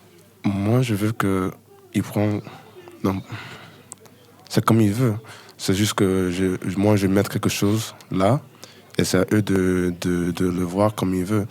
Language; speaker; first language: French; non-native, learner; English